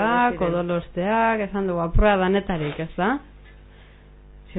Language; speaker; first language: Basque; native; Basque